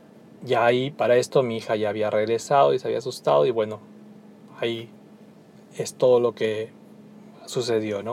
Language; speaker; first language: Spanish; native; Spanish